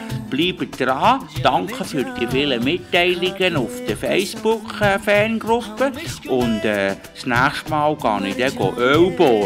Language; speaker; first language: German; native; German